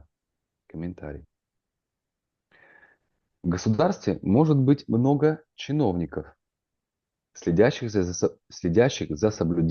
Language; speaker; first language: Russian; native; Russian